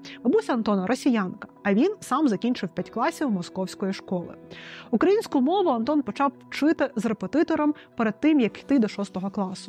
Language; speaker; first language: Ukrainian; non-native, local second language; Russian